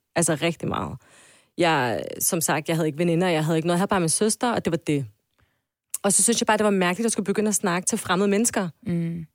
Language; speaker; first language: Danish; early bilingual, other home language; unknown